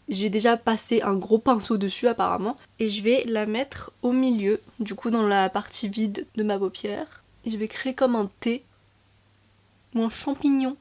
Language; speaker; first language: French; native; French